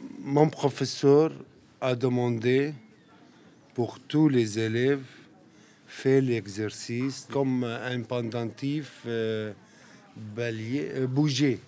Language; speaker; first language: French; non-native, learner; Arabic